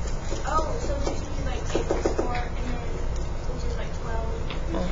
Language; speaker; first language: English; native; English